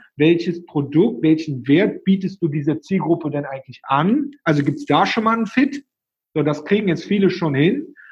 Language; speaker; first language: German; native; German